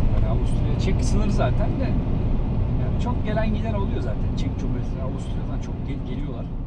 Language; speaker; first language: Turkish; native; Turkish